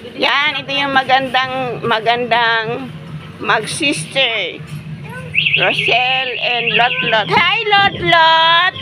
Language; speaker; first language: Filipino; non-native, local second language; Waray